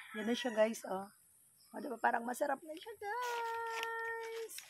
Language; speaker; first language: Filipino; native; Filipino